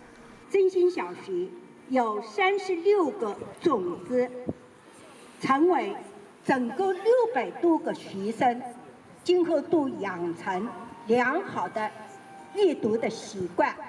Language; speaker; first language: Chinese; native; Chinese